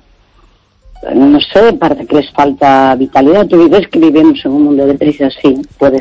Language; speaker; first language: Spanish; native; Spanish